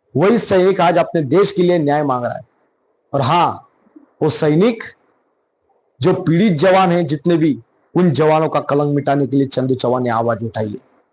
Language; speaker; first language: Hindi; non-native, local second language; Marathi